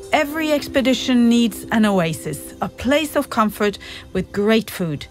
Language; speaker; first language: English; non-native, fluent; Norwegian